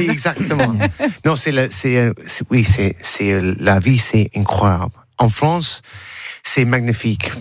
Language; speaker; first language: French; non-native, learner; English